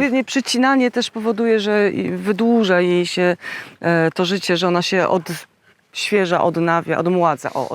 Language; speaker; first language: Polish; native; Polish